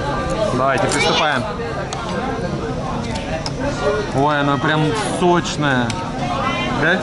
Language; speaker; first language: Russian; native; Russian